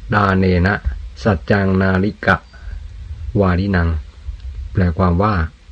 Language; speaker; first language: Thai; native; Thai